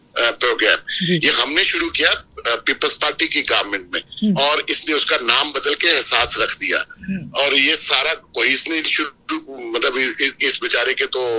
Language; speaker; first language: Urdu; native; Urdu